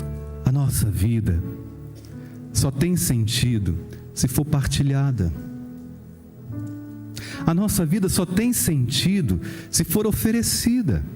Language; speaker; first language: Portuguese; native; Portuguese